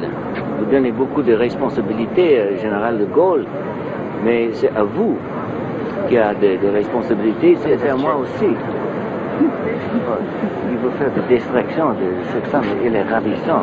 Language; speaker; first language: French; non-native, learner; English